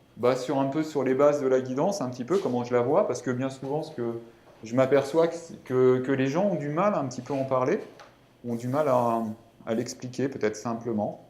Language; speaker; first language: French; native; French